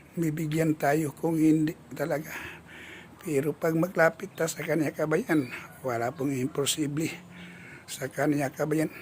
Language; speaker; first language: Filipino; non-native, local second language; Cebuano